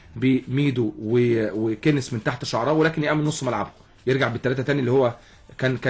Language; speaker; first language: Arabic; native; Arabic